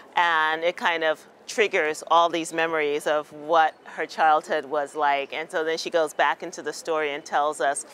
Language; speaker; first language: English; native; English